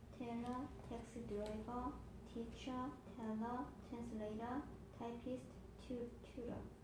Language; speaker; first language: English; non-native, learner; Korean